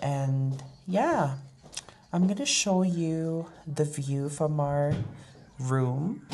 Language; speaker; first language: English; non-native, local second language; Filipino